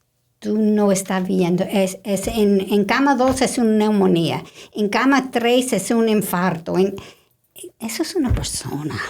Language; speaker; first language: Spanish; non-native, fluent; English